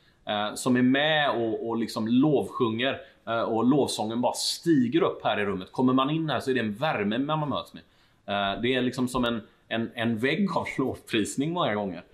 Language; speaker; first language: Swedish; native; Swedish